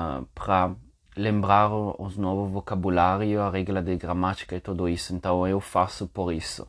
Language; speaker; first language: Portuguese; non-native, fluent; Spanish